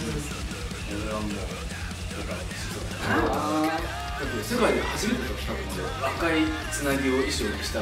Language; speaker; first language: Japanese; native; Japanese